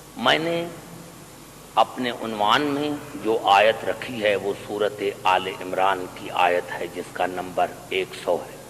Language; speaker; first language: Urdu; non-native, local second language; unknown